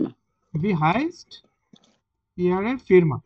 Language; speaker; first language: German; non-native, learner; Bangla